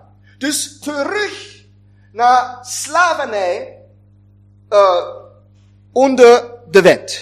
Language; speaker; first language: Dutch; non-native, fluent; German